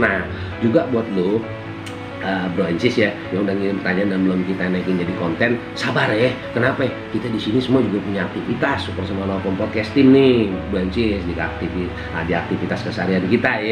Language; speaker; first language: Indonesian; native; Indonesian